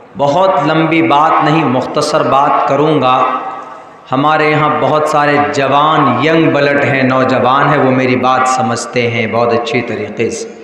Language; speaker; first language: Urdu; native; Urdu